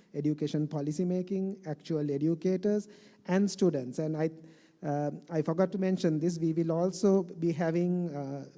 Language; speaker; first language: English; non-native, local second language; Sinhala